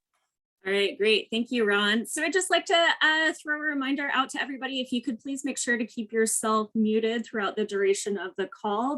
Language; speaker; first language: English; native; English